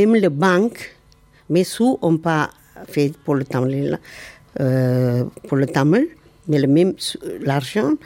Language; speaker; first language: French; non-native, learner; Tamil